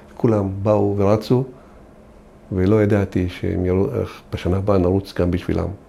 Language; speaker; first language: Hebrew; non-native, local second language; Arabic